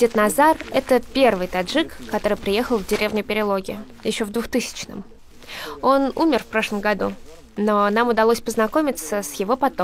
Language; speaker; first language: Russian; native; Russian